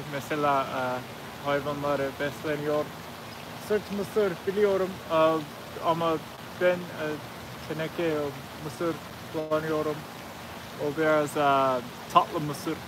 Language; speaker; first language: Turkish; non-native, learner; English